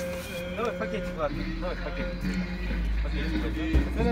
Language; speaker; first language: Russian; non-native, learner; Arabic